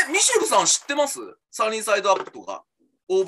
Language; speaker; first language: Japanese; native; Japanese